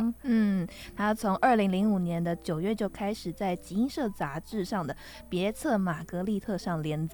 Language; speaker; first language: Chinese; native; Chinese